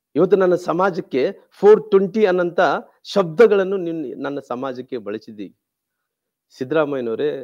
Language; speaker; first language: Kannada; non-native, local second language; Telugu